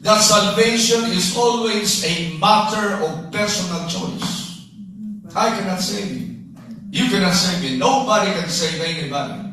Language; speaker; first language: English; non-native, local second language; Filipino